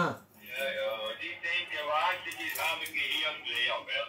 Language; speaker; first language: German; non-native, learner; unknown